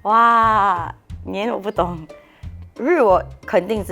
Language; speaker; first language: Chinese; non-native, local second language; English